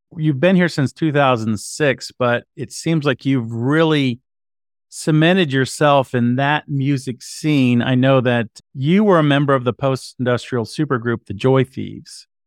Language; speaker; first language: English; native; English